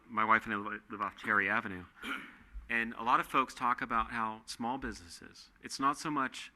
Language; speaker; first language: English; native; English